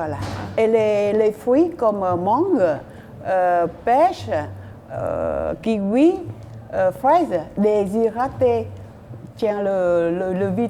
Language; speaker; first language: French; non-native, learner; Vietnamese